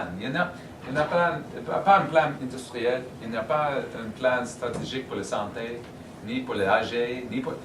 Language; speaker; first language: French; non-native, learner; English